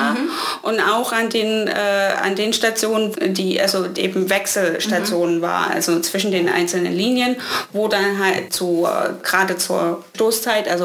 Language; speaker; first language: German; native; German